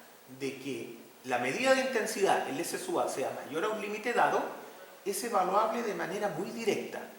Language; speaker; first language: Spanish; native; Spanish